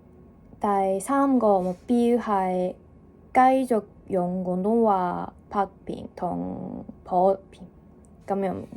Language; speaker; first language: Cantonese; non-native, learner; Japanese